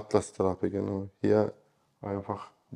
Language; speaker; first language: German; non-native, learner; Turkish